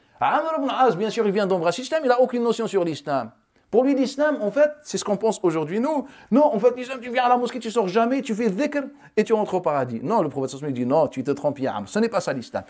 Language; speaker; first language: French; non-native, local second language; Wolof